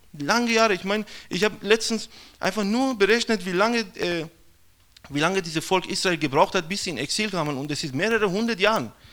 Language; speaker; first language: German; non-native, fluent; Persian